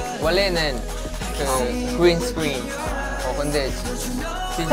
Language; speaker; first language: Korean; non-native, fluent; Thai